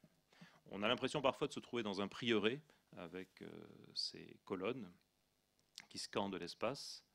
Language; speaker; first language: French; native; French